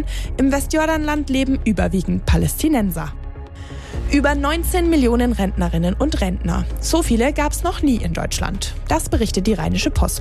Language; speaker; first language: German; native; German